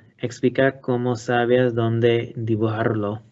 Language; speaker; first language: Spanish; non-native, learner; English